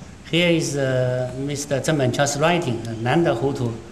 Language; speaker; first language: English; non-native, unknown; Chinese